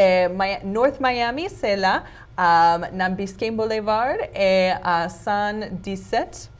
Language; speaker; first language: Haitian Creole; non-native, learner; English